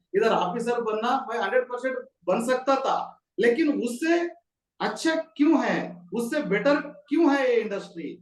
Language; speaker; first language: Hindi; non-native, local second language; Kannada